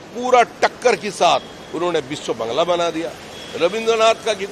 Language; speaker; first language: Hindi; non-native, local second language; Bangla